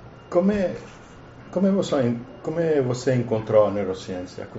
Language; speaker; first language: Portuguese; non-native, learner; Italian